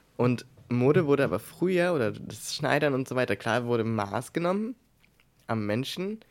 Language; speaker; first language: German; native; German